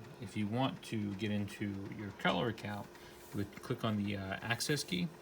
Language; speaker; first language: English; native; English